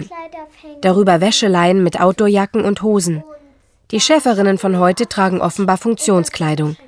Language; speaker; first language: German; native; German